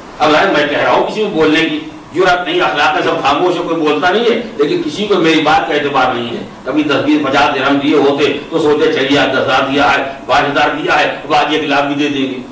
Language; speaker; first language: Urdu; native; Urdu